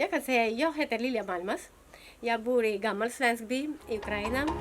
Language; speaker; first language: Swedish; non-native, learner; Russian